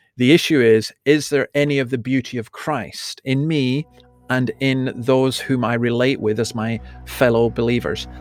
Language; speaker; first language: English; native; English